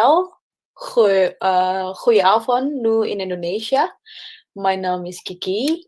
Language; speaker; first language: Dutch; non-native, learner; Indonesian